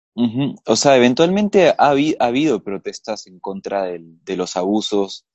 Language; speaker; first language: Spanish; native; Spanish